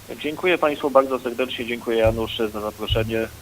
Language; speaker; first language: Polish; native; Polish